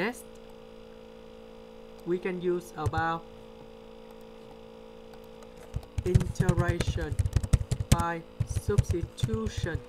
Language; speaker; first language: English; non-native, learner; Vietnamese